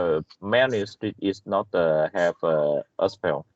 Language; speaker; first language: English; non-native, learner; Vietnamese